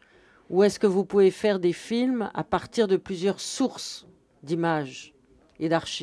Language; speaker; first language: French; native; French